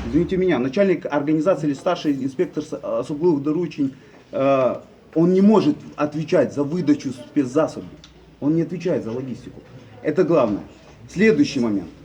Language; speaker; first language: Russian; native; Russian